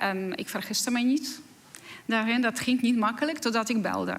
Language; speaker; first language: Dutch; non-native, fluent; Polish